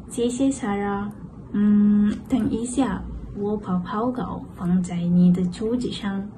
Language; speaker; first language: Chinese; non-native, learner; Malay